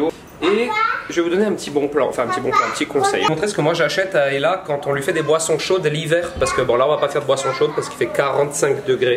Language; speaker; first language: French; native; French